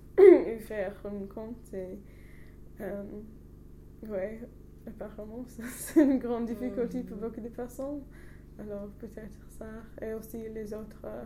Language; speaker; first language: French; non-native, learner; English